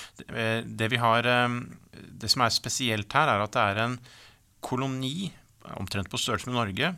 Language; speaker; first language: Norwegian; native; Norwegian